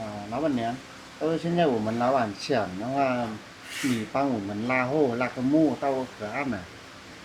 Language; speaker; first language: Chinese; non-native, fluent; Vietnamese